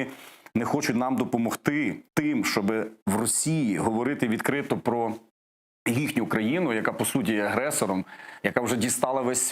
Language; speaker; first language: Ukrainian; native; Ukrainian